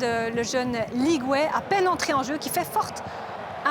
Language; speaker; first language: French; native; French